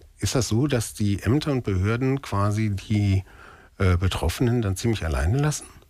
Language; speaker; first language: German; native; German